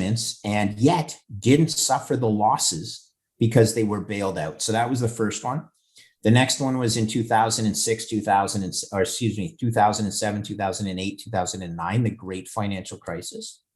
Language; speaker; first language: English; native; English